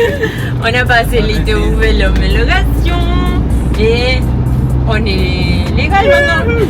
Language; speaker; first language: French; non-native, fluent; Spanish